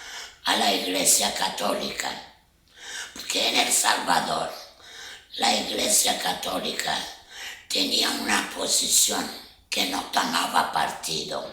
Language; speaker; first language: Spanish; non-native, fluent; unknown